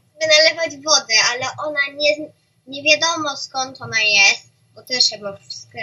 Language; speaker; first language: Polish; early bilingual, heritage; Polish